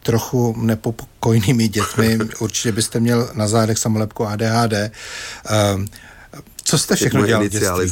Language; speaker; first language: Czech; native; Czech